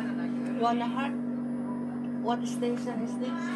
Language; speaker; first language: English; non-native, local second language; Filipino